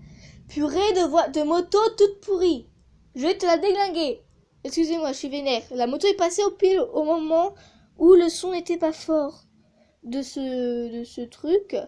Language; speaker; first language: French; native; French